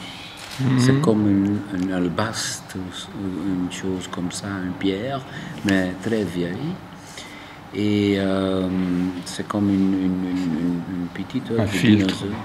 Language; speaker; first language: French; non-native, local second language; Dutch